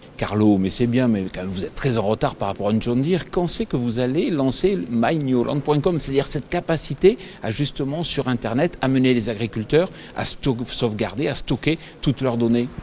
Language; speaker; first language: French; native; French